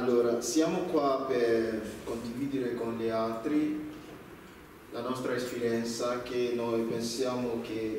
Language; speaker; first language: Italian; non-native, learner; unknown